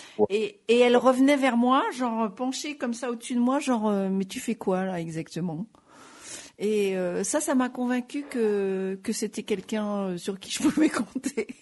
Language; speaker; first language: French; native; French